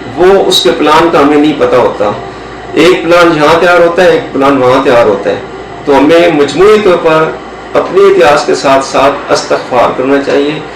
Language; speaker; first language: Urdu; non-native, local second language; Punjabi